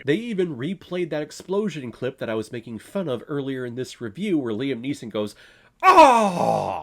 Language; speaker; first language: English; native; English